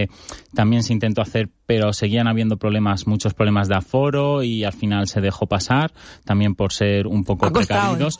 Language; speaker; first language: Spanish; native; Spanish